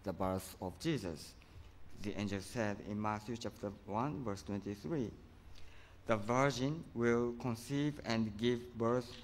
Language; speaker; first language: English; non-native, fluent; Japanese